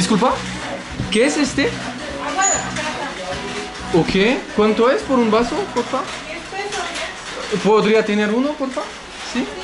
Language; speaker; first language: Spanish; non-native, learner; French